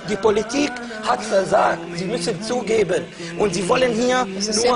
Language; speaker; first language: German; non-native, fluent; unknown